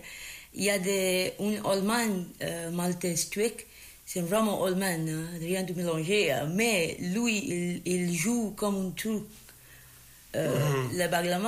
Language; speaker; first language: French; non-native, learner; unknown